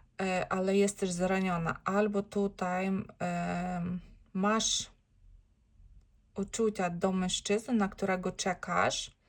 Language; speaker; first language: Polish; non-native, learner; Ukrainian